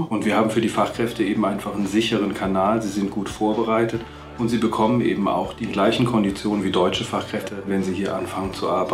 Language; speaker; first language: German; native; German